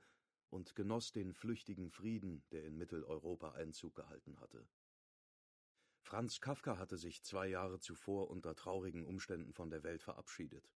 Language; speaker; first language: German; native; German